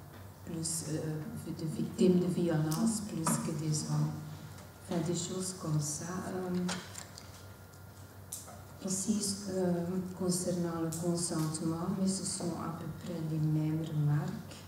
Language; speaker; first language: French; non-native, local second language; Dutch